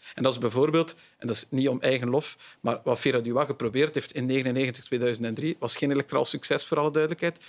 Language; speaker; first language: Dutch; native; Dutch